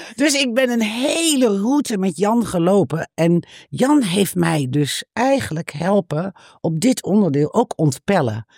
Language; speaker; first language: Dutch; native; Dutch